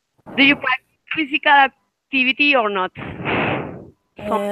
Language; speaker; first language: English; non-native, fluent; Spanish